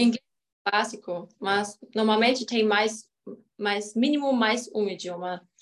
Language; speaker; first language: Portuguese; non-native, learner; German